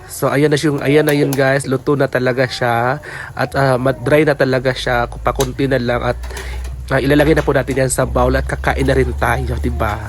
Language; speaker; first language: Filipino; non-native, local second language; Cebuano